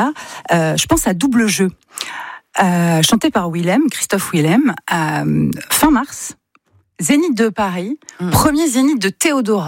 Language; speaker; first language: French; native; French